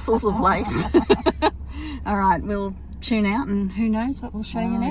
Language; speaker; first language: English; native; English